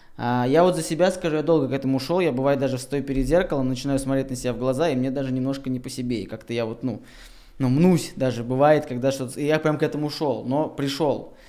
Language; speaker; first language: Russian; native; Russian